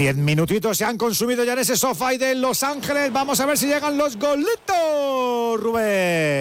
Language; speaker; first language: Spanish; native; Spanish